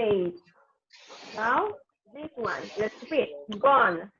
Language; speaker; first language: English; non-native, fluent; Spanish